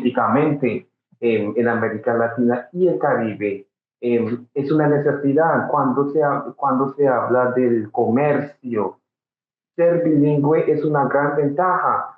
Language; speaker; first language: Spanish; non-native, fluent; English